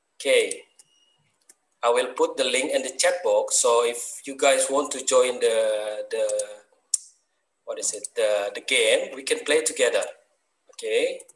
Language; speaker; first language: English; non-native, learner; Indonesian